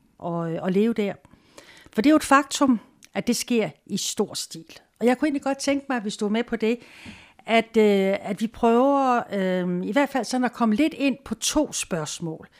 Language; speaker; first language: Danish; native; Danish